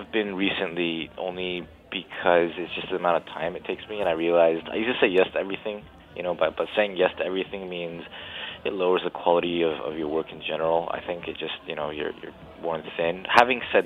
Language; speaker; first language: English; non-native, local second language; Cantonese